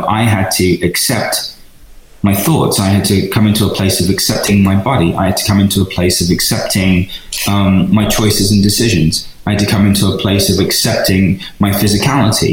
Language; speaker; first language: English; native; English